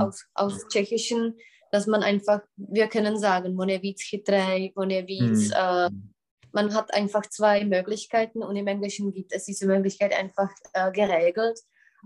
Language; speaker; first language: German; non-native, fluent; Czech